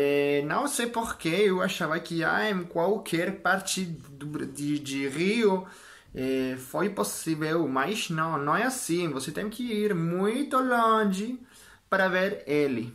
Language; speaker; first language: Portuguese; non-native, learner; French